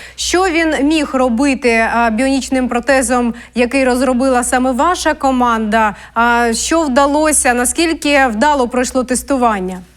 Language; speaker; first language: Ukrainian; native; Ukrainian